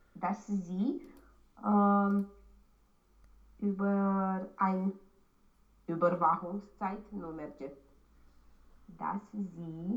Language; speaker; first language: German; non-native, learner; Romanian